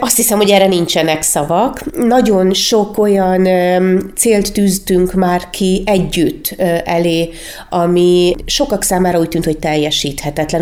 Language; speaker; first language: Hungarian; native; Hungarian